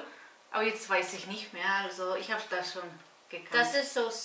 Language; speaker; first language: German; non-native, fluent; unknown